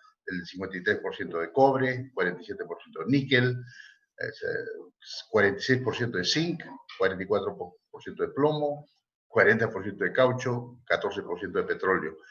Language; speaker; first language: Spanish; native; Spanish